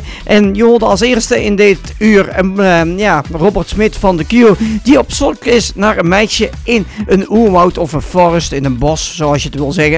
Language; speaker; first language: Dutch; native; Dutch